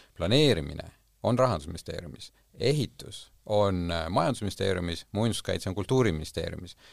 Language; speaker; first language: Estonian; native; Estonian